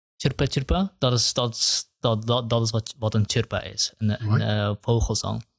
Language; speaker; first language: Dutch; early bilingual, other home language; Kurdish